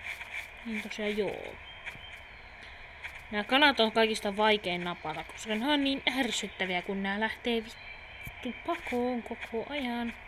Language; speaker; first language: Finnish; native; Finnish